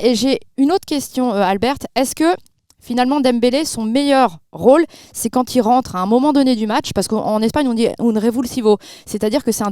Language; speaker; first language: French; native; French